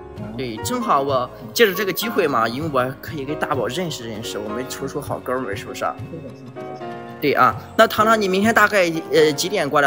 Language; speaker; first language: Chinese; native; Chinese